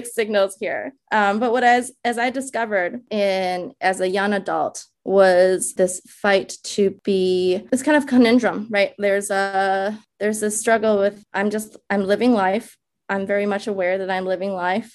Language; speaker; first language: English; early bilingual, other home language; Chinese